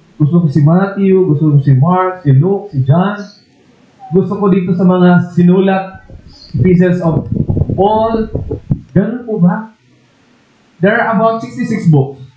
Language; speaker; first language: Filipino; non-native, local second language; Waray